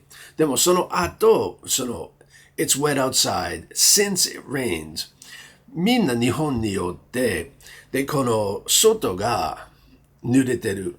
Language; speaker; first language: Japanese; non-native, learner; English